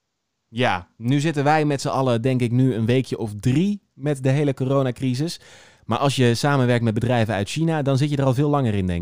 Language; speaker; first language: Dutch; native; Dutch